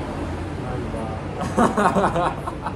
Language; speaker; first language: Japanese; non-native, learner; Ganda